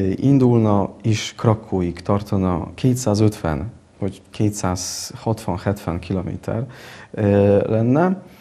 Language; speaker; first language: Hungarian; non-native, fluent; Polish